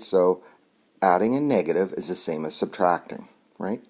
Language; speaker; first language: English; native; English